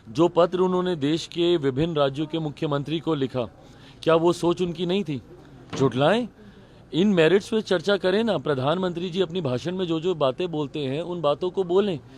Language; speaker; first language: Hindi; native; Hindi